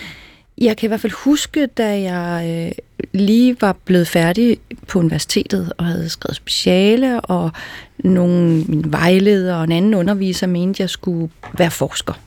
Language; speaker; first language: Danish; native; Danish